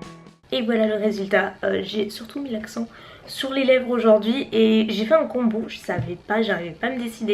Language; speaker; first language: French; native; French